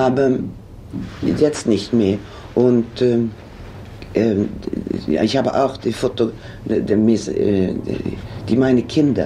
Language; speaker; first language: German; non-native, fluent; Swedish